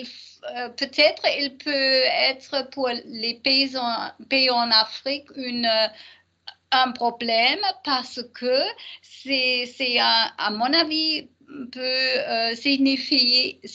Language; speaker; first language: French; non-native, learner; German